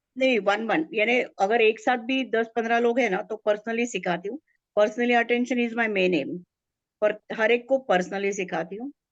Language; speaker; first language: Hindi; native; Hindi